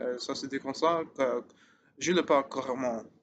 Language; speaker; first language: French; non-native, learner; English